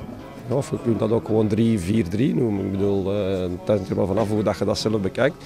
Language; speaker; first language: Dutch; native; Dutch